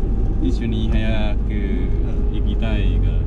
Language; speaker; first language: Japanese; non-native, learner; Vietnamese